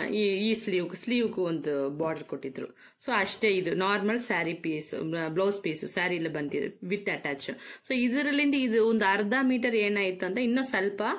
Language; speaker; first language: Kannada; non-native, local second language; Tamil